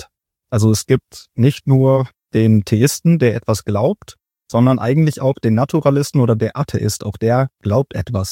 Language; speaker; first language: German; native; German